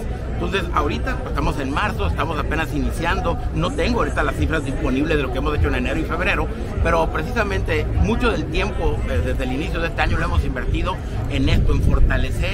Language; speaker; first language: Spanish; native; Spanish